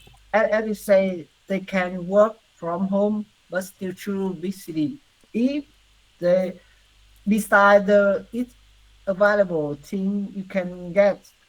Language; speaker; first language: English; non-native, learner; Vietnamese